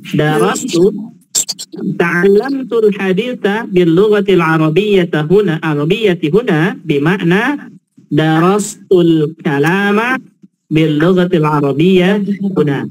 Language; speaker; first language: Arabic; non-native, fluent; Indonesian